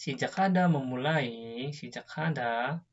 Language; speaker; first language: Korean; non-native, fluent; Indonesian